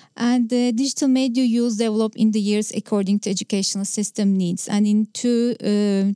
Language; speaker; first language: English; non-native, fluent; Turkish